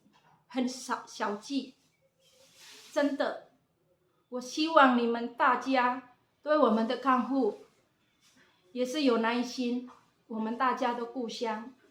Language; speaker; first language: Chinese; non-native, fluent; Indonesian